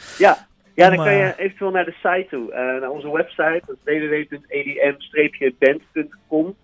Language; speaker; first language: Dutch; native; Dutch